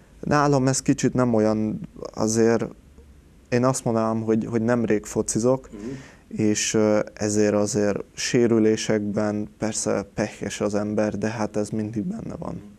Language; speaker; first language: Hungarian; native; Hungarian